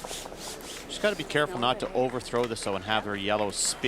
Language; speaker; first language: English; native; English